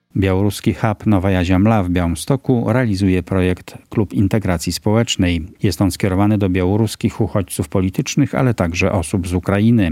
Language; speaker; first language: Polish; native; Polish